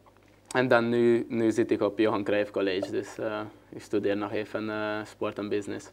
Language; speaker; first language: Dutch; non-native, learner; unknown